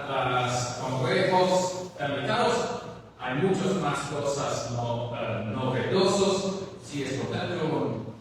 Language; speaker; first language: Spanish; non-native, learner; English